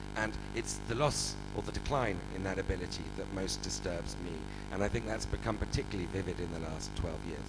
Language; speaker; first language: English; native; English